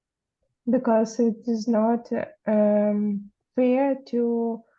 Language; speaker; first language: English; non-native, fluent; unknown